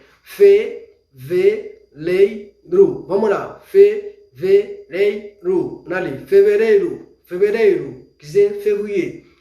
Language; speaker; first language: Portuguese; non-native, fluent; Haitian Creole